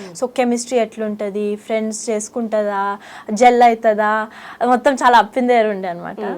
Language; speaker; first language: Telugu; early bilingual, heritage; Telugu